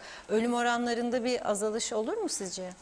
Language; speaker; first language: Turkish; native; Turkish